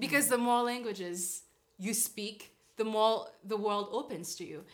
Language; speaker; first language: English; non-native, fluent; Haitian Creole